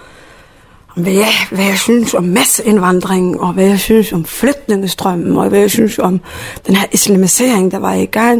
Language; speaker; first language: Danish; early bilingual, other home language; Somali